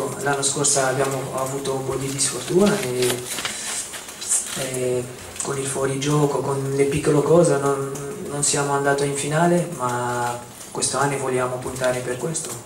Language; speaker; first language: Italian; non-native, fluent; Dutch